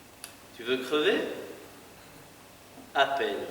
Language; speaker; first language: French; native; French